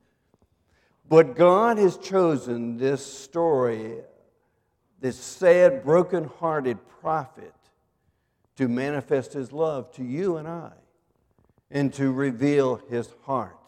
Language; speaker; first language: English; native; English